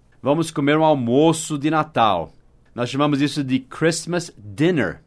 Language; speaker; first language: Portuguese; non-native, fluent; English